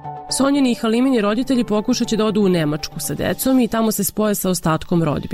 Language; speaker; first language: Serbian; native; Serbian